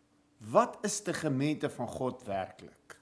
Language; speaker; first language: Dutch; non-native, fluent; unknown